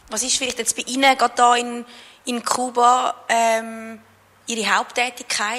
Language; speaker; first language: German; native; German